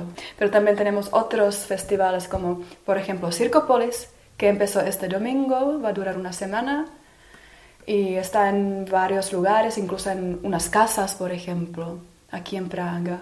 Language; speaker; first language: Spanish; non-native, fluent; Czech